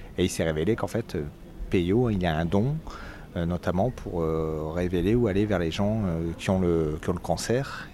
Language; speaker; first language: French; native; French